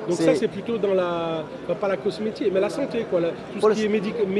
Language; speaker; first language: French; native; French